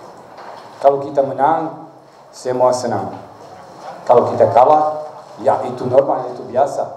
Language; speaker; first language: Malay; non-native, learner; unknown